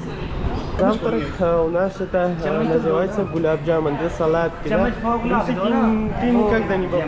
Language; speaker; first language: Russian; non-native, learner; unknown